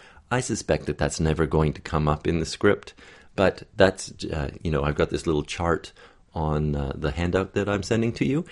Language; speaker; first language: English; native; English